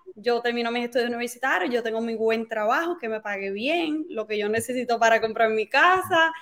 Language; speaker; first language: Spanish; native; Spanish